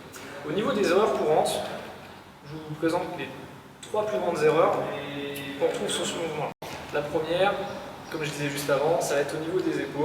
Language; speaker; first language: French; native; French